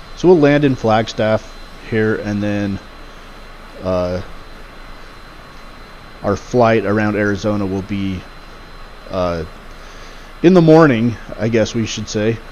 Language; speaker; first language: English; native; English